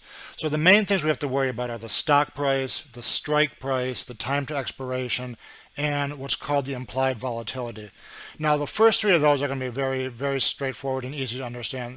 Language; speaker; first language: English; native; English